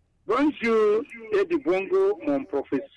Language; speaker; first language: French; non-native, learner; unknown